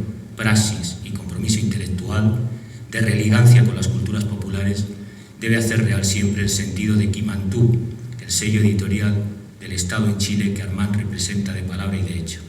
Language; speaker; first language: Spanish; native; Spanish